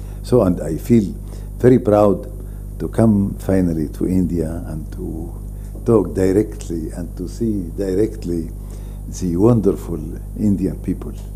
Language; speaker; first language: English; non-native, fluent; Arabic